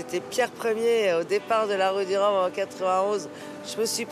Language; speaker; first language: French; native; French